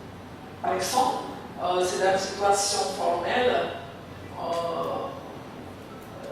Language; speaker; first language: French; non-native, fluent; Indonesian